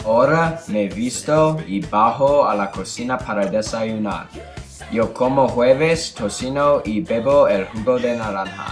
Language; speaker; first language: Spanish; non-native, learner; English